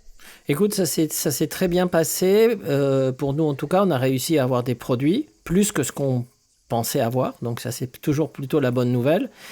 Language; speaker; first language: French; native; French